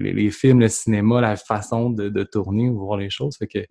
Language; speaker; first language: French; native; French